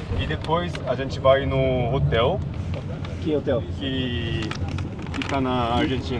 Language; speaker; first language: Portuguese; non-native, fluent; Korean